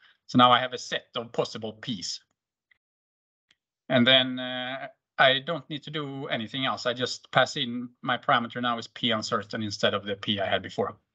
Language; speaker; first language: English; non-native, fluent; Swedish